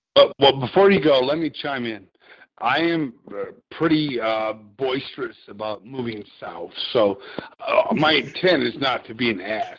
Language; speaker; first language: English; native; English